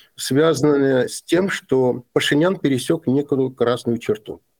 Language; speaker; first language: Russian; non-native, local second language; Azerbaijani